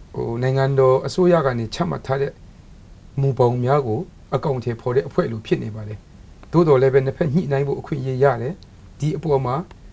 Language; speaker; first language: Burmese; non-native, local second language; Kachin